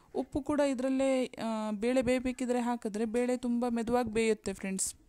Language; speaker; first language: Kannada; non-native, local second language; Konkani